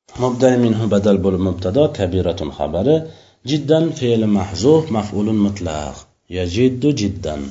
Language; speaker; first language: Arabic; non-native, fluent; Uzbek